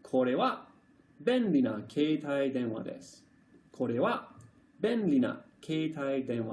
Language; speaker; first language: Japanese; non-native, fluent; English